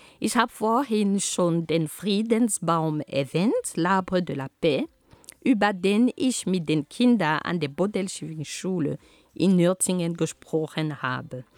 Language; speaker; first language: German; non-native, fluent; Ghomala